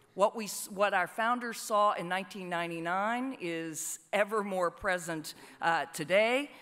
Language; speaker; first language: English; native; English